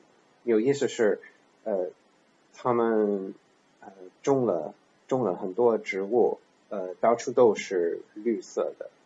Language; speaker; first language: Chinese; non-native, learner; English